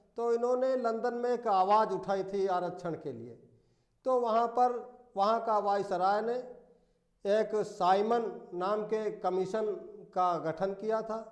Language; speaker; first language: Hindi; native; Hindi